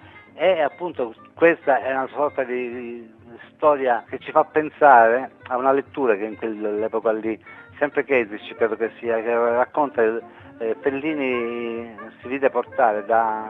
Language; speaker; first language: Italian; native; Italian